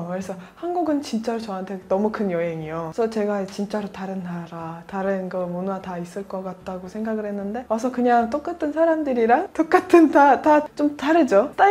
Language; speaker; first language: Korean; non-native, fluent; Turkmen